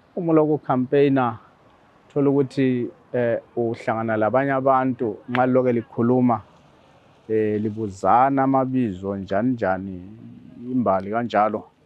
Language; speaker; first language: Zulu; native; Zulu